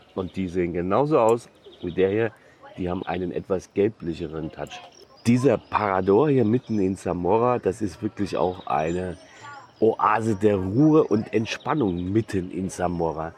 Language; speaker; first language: German; native; German